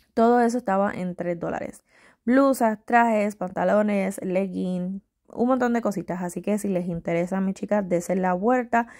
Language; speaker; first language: Spanish; native; Spanish